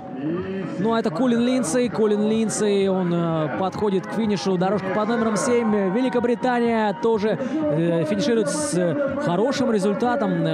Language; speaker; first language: Russian; native; Russian